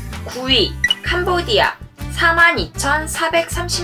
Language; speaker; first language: Korean; native; Korean